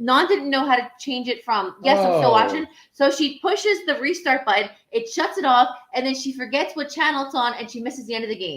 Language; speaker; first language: English; native; English